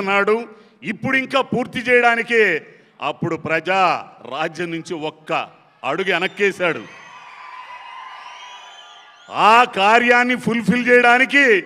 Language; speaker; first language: Telugu; native; Telugu